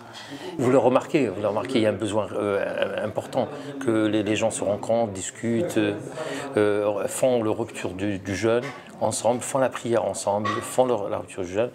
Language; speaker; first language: French; non-native, local second language; Arabic